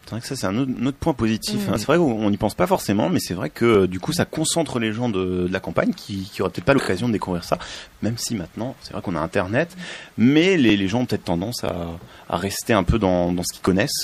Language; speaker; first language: French; native; French